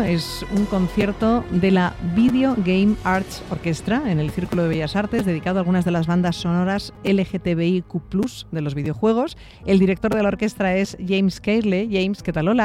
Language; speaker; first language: Spanish; native; Spanish